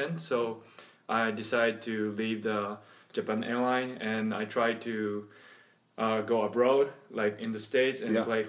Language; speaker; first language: English; non-native, learner; Japanese